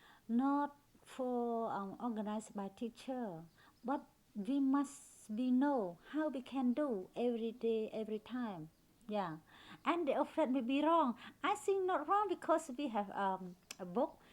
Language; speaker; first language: English; non-native, learner; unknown